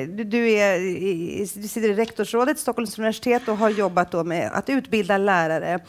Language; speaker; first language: Swedish; native; Swedish